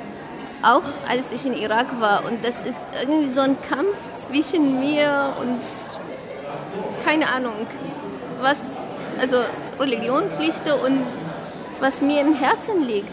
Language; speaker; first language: German; non-native, fluent; Arabic